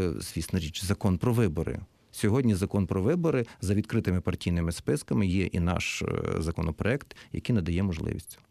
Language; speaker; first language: Ukrainian; native; Ukrainian